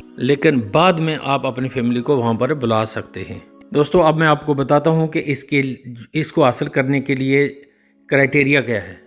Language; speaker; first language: Urdu; native; Urdu